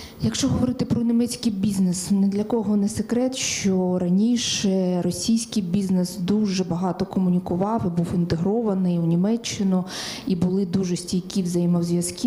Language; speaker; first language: Ukrainian; native; Ukrainian